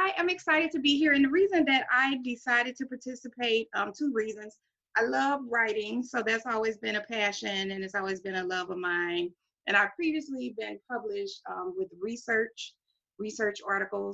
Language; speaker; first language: English; native; English